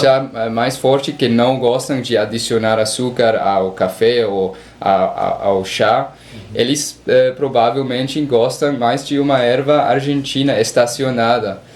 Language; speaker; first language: Portuguese; non-native, learner; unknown